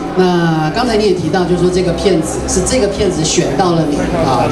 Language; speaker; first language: Chinese; native; Chinese